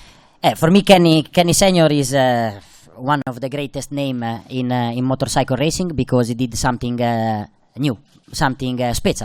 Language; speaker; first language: English; non-native, fluent; Italian